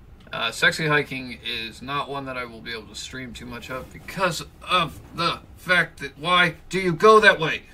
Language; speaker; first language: English; native; English